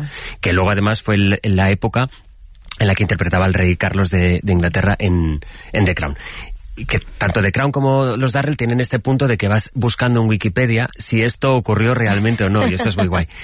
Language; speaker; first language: Spanish; native; Spanish